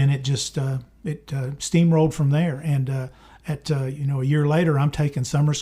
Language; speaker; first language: English; native; English